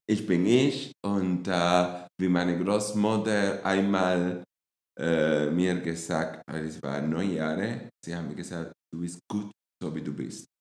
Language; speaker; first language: German; non-native, fluent; Spanish